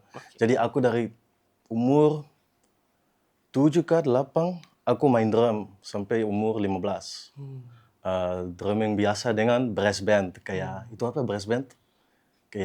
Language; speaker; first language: Indonesian; early bilingual, heritage; Dutch